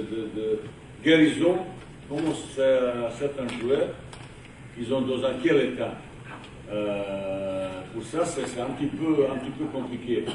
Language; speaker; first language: French; non-native, fluent; Bosnian